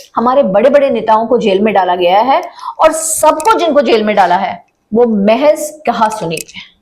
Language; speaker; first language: Hindi; non-native, local second language; Marathi